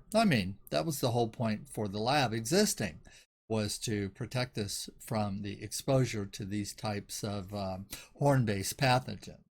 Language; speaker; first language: English; native; English